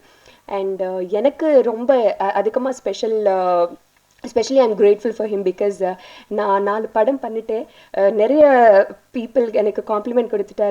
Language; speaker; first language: Tamil; non-native, learner; Telugu